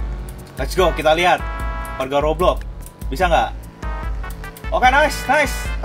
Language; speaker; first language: Indonesian; native; Indonesian